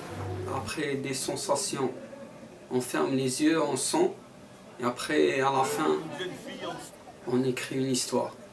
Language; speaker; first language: French; non-native, learner; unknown